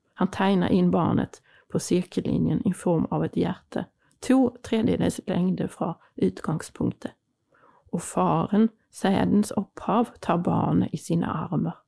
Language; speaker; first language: Norwegian; native; Norwegian